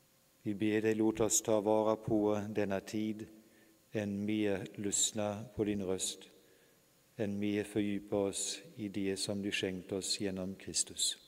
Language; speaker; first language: Swedish; non-native, fluent; German